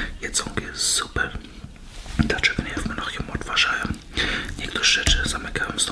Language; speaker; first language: Polish; early bilingual, heritage; Polish